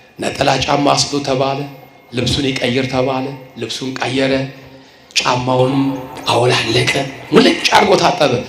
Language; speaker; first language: Amharic; native; Amharic